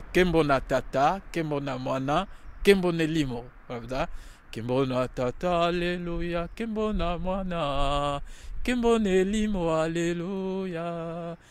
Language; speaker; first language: Polish; non-native, learner; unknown